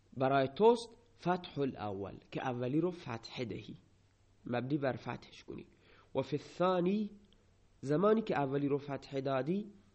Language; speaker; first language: Persian; non-native, local second language; Baluchi